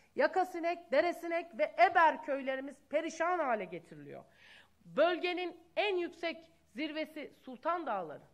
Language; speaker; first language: Turkish; native; Turkish